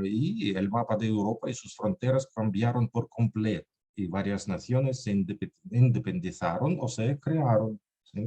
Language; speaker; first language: Spanish; non-native, fluent; Russian